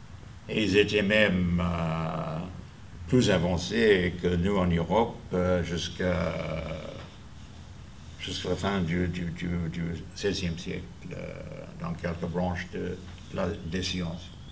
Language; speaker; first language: French; non-native, fluent; English